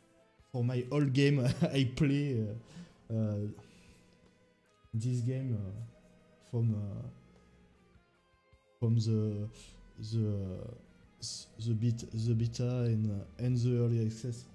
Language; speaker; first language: English; non-native, learner; French